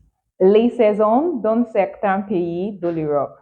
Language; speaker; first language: French; non-native, fluent; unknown